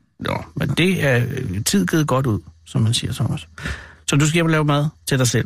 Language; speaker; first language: Danish; native; Danish